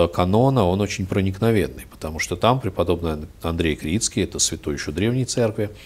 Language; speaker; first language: Russian; native; Russian